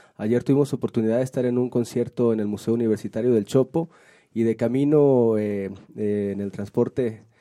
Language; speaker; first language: Spanish; native; Spanish